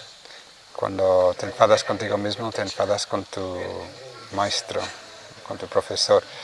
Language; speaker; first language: Spanish; non-native, fluent; Vietnamese